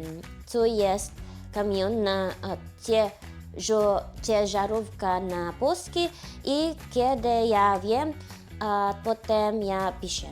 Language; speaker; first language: Polish; non-native, learner; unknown